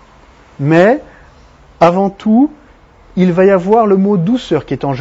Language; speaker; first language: French; native; French